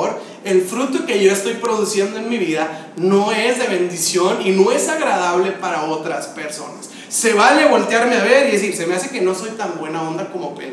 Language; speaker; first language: Spanish; native; Spanish